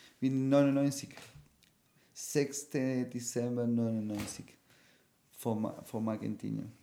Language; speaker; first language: German; non-native, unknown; Spanish